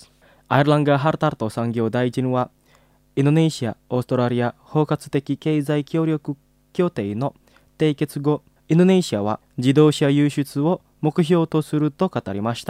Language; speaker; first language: Japanese; non-native, fluent; Indonesian